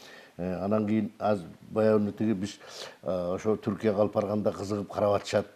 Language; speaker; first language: Kyrgyz; native; Kyrgyz